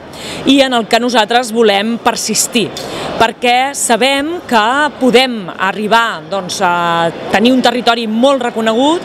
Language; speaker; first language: Catalan; native; Catalan